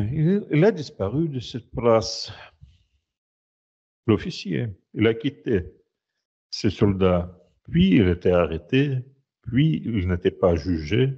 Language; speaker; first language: French; non-native, fluent; Russian